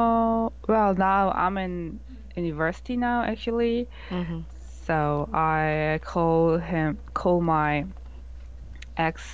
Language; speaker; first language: English; non-native, learner; Korean